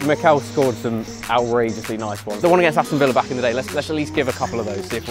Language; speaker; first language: English; native; English